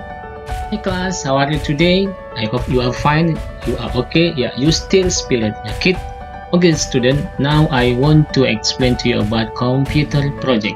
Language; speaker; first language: English; non-native, learner; Indonesian